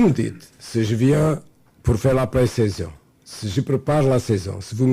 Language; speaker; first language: French; non-native, fluent; Portuguese